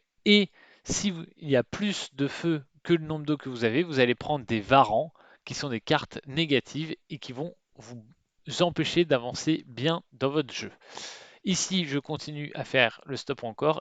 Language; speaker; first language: French; native; French